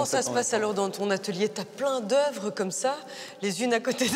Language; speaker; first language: French; native; French